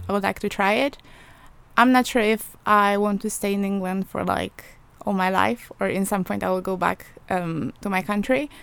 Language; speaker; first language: English; non-native, fluent; Polish